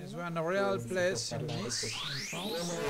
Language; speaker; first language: English; non-native, learner; French